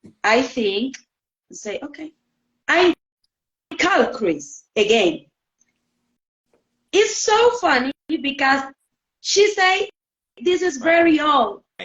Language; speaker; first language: English; non-native, learner; Spanish